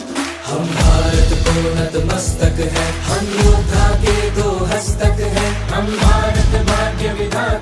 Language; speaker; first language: Hindi; non-native, local second language; Telugu